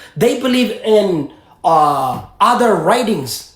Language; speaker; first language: English; early bilingual, other home language; Amharic